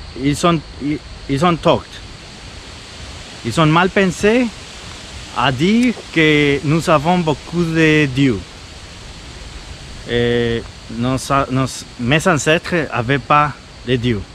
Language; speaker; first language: French; non-native, fluent; Spanish